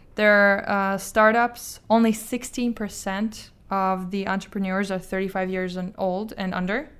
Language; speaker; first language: English; non-native, fluent; Azerbaijani